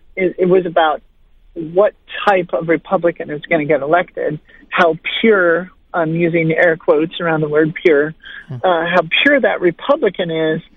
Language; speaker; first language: English; native; English